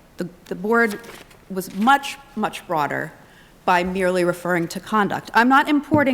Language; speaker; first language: English; native; English